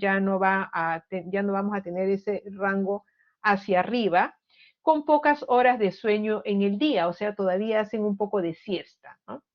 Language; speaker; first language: Spanish; native; Spanish